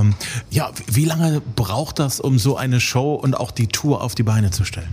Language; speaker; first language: German; native; German